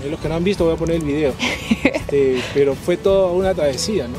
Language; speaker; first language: Spanish; native; Spanish